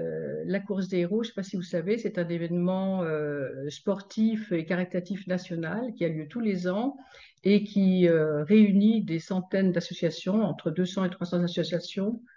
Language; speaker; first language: French; native; French